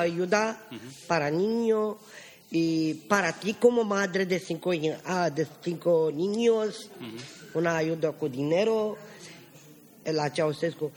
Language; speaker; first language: Spanish; non-native, learner; Romany